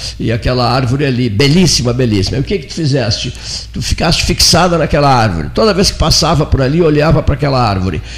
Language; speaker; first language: Portuguese; native; Portuguese